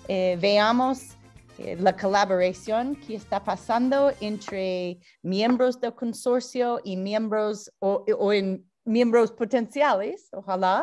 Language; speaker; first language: Spanish; non-native, fluent; English